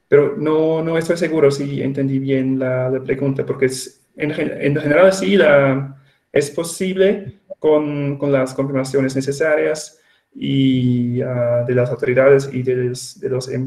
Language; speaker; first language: Spanish; non-native, fluent; Swiss German